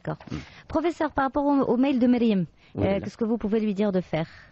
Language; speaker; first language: French; non-native, local second language; Arabic